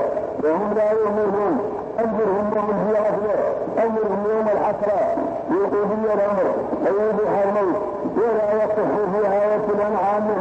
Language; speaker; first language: Arabic; native; Arabic